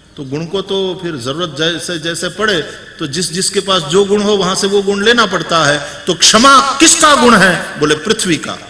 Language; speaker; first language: Hindi; non-native, local second language; Gujarati